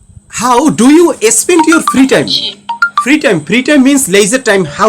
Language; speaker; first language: English; non-native, learner; Bangla